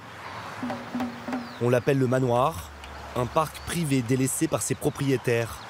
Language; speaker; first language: French; native; French